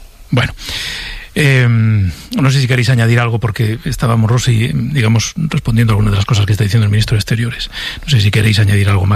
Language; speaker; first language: Spanish; native; Spanish